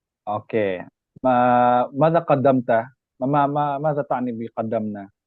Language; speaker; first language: Arabic; non-native, fluent; Indonesian